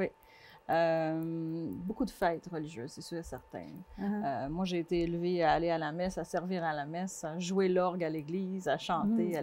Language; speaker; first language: French; non-native, fluent; Portuguese